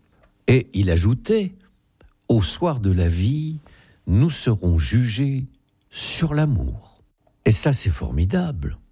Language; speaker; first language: French; native; French